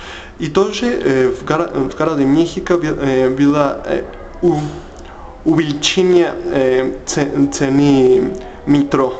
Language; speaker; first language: Russian; non-native, learner; Spanish